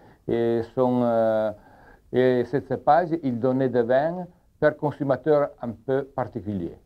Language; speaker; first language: French; non-native, learner; Italian